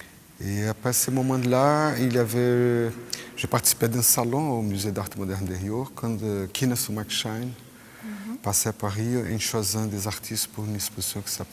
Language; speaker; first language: French; non-native, fluent; Portuguese